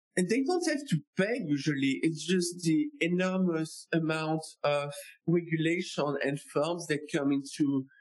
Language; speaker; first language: English; non-native, fluent; French